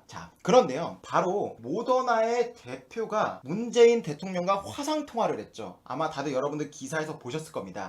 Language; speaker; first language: Korean; native; Korean